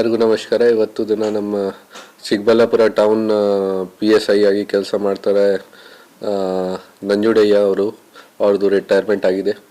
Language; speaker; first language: Kannada; non-native, fluent; Hindi